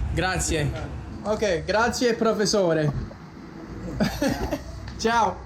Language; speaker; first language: Italian; non-native, learner; English